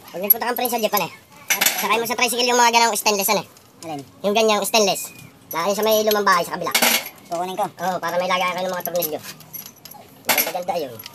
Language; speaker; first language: Filipino; native; Filipino